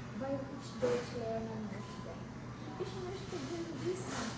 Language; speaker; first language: German; non-native, learner; Cebuano